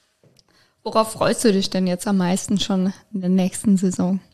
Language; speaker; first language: German; native; German